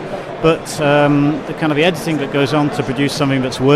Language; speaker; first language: English; native; English